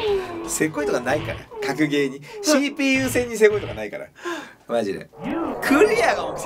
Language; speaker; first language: Japanese; native; Japanese